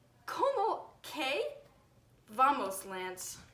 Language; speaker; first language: Spanish; non-native, learner; English